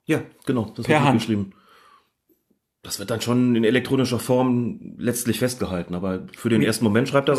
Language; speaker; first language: German; native; German